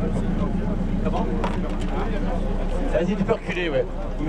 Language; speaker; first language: French; native; French